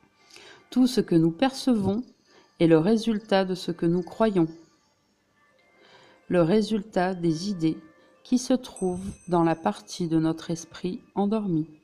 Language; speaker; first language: French; native; French